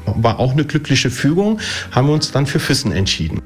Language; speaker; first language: German; early bilingual, other home language; Italian